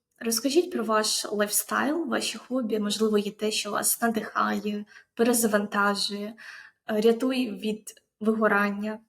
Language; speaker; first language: Ukrainian; native; Ukrainian